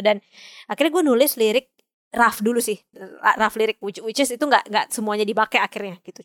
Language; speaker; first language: Indonesian; early bilingual, heritage; Indonesian